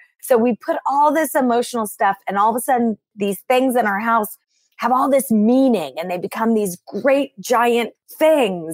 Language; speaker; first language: English; native; English